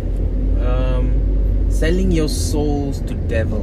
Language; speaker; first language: English; non-native, local second language; Malay